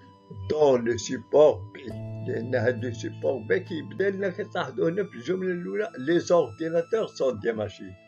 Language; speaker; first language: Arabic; native; Arabic